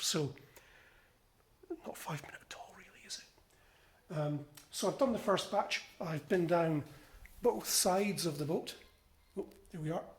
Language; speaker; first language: English; native; English